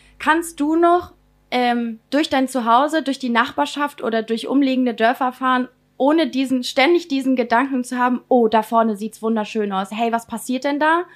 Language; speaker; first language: German; native; German